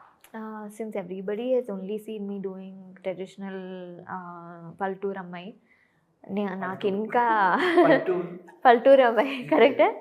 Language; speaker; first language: Telugu; non-native, fluent; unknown